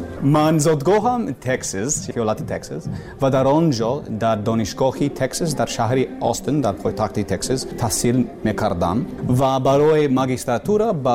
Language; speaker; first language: Persian; non-native, learner; English